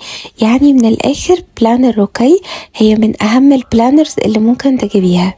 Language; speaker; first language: Arabic; native; Arabic